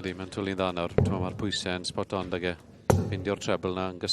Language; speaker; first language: Welsh; native; Welsh